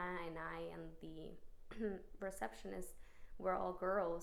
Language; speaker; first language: English; early bilingual, other home language; Spanish